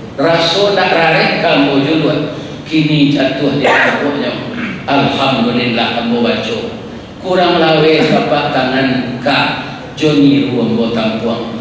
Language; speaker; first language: Malay; non-native, local second language; Minangkabau